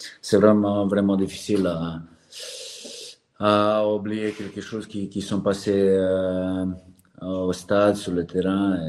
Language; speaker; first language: French; non-native, learner; Serbian